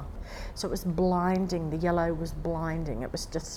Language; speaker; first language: English; native; English